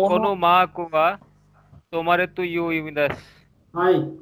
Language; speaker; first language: Japanese; non-native, learner; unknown